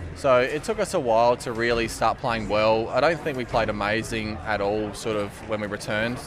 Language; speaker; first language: English; native; English